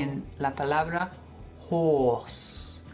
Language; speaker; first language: Spanish; non-native, fluent; English